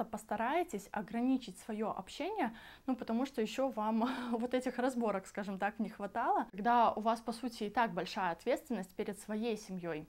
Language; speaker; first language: Russian; native; Russian